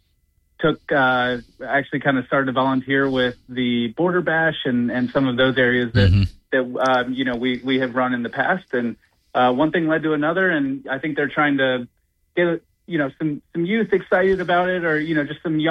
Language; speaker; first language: English; native; English